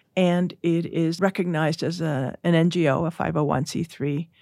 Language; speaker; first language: English; early bilingual, other home language; Spanish